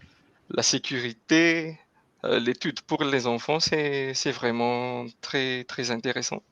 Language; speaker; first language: French; non-native, local second language; Malagasy